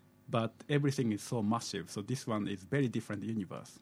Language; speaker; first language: English; non-native, fluent; Japanese